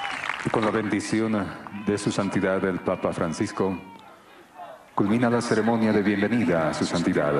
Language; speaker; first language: Spanish; native; Spanish